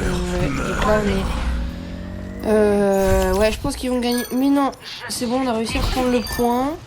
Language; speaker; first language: French; native; French